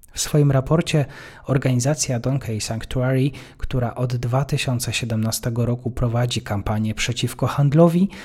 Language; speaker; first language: Polish; native; Polish